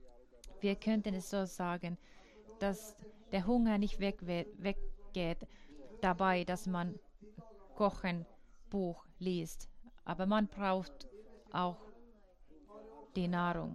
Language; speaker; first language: German; non-native, fluent; Finnish